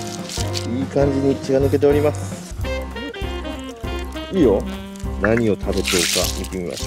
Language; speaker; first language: Japanese; native; Japanese